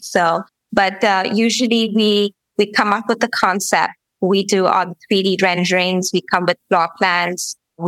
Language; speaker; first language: English; non-native, local second language; Gujarati